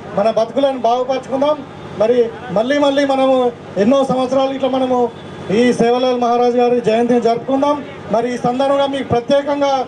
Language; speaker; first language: Telugu; native; Telugu